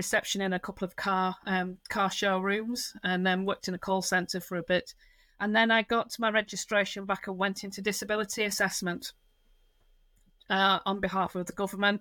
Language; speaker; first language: English; native; English